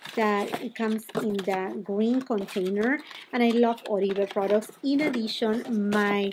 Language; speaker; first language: English; non-native, fluent; Spanish